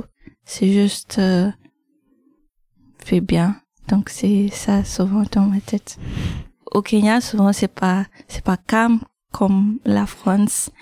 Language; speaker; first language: French; non-native, learner; English